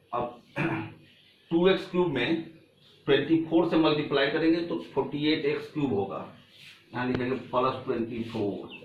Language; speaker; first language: Hindi; native; Hindi